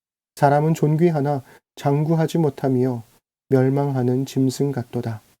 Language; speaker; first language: Korean; native; Korean